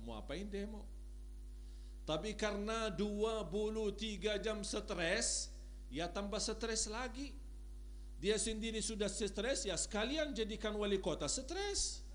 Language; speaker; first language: Indonesian; non-native, fluent; Arabic